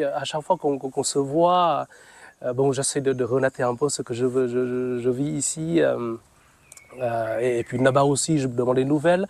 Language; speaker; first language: French; non-native, fluent; Vietnamese